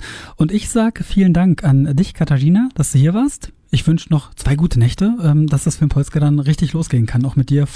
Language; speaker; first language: German; native; German